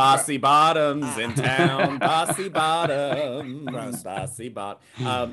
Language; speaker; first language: English; native; English